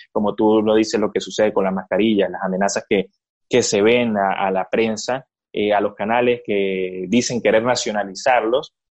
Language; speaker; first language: Spanish; native; Spanish